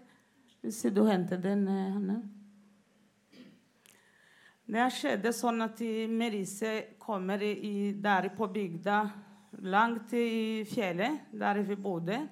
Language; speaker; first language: Norwegian; non-native, learner; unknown